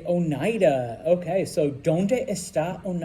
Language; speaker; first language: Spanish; non-native, fluent; English